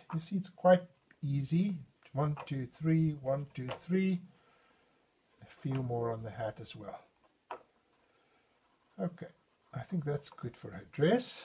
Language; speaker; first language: English; non-native, fluent; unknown